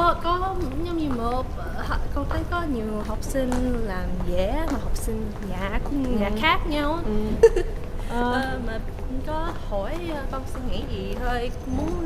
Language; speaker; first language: Vietnamese; early bilingual, heritage; Vietnamese